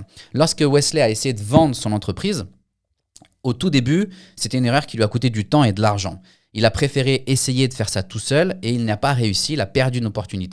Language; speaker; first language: French; native; French